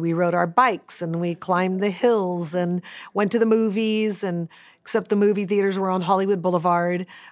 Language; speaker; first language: English; native; English